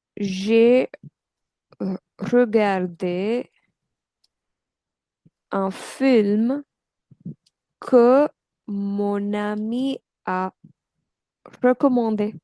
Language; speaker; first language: French; non-native, fluent; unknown